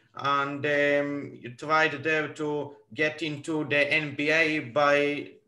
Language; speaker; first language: English; non-native, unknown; Hebrew